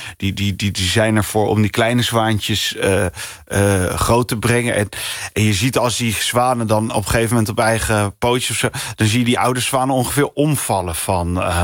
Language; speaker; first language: Dutch; early bilingual, other home language; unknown